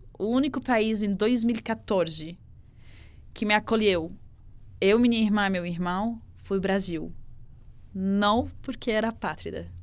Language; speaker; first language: Portuguese; non-native, fluent; Arabic